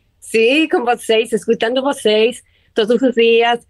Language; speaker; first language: Portuguese; non-native, learner; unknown